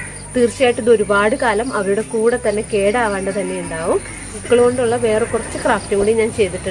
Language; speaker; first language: Malayalam; native; Malayalam